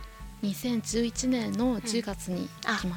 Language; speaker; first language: Japanese; non-native, fluent; Chinese